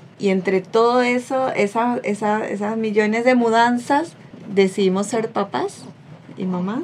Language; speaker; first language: Spanish; native; Spanish